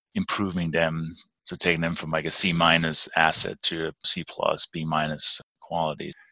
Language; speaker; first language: English; non-native, fluent; Danish